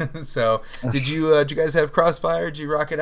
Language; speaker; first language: English; native; English